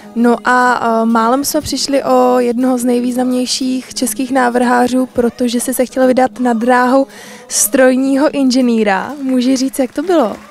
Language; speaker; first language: Czech; native; Czech